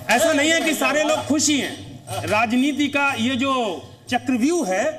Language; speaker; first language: Hindi; native; Hindi